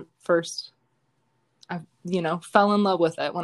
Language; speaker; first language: English; native; English